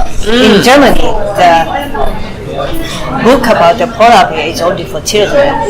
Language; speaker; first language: English; non-native, fluent; Japanese